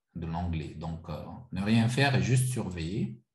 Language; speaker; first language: French; non-native, local second language; Arabic